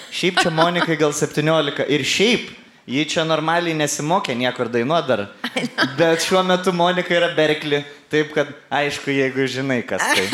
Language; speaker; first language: Lithuanian; native; Lithuanian